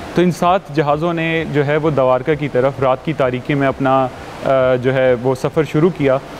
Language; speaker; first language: Urdu; native; Urdu